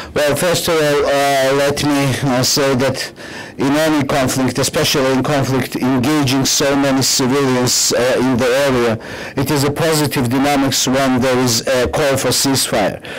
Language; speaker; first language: English; non-native, fluent; Georgian